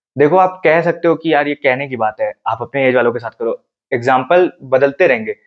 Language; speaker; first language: Hindi; native; Hindi